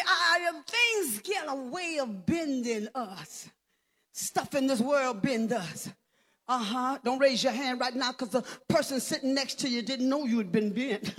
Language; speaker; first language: English; native; English